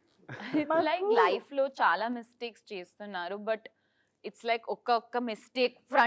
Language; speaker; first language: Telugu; non-native, learner; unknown